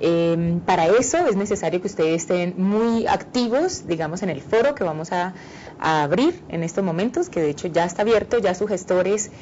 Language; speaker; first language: Spanish; native; Spanish